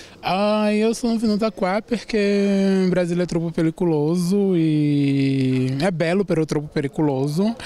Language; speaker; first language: Italian; non-native, learner; Portuguese